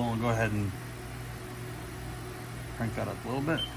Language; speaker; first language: English; native; English